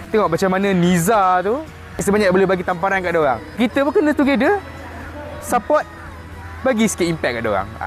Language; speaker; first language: Malay; native; Malay